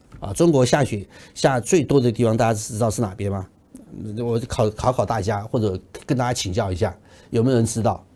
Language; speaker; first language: Chinese; native; Chinese